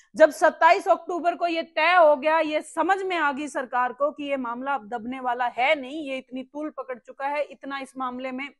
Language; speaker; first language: Hindi; native; Hindi